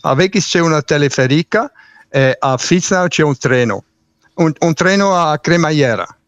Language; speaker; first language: Italian; non-native, fluent; Swiss German